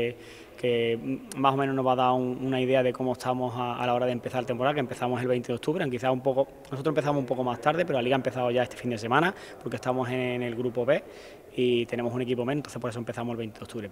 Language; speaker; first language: Spanish; native; Spanish